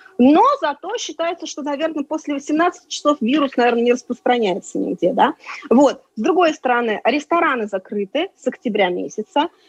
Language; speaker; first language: Russian; native; Russian